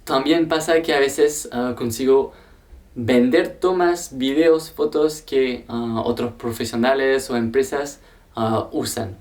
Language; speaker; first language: Spanish; non-native, fluent; French